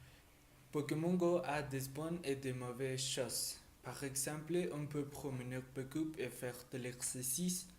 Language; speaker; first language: French; non-native, learner; Spanish